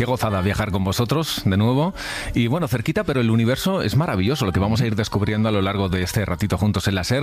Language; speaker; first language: Spanish; native; Spanish